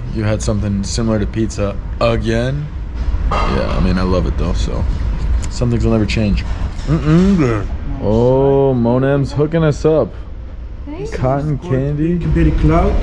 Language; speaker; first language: English; native; English